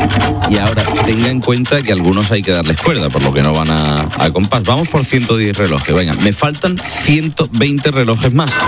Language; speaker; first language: Spanish; native; Spanish